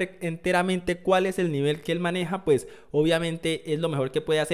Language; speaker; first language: Spanish; native; Spanish